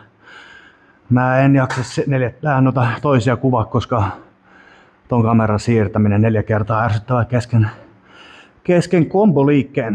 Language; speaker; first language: Finnish; native; Finnish